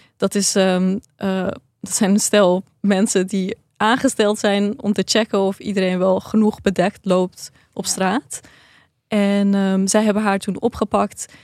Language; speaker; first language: Dutch; early bilingual, other home language; Persian